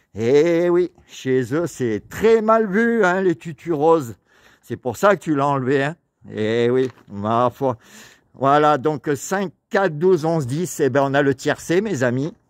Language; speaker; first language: French; native; French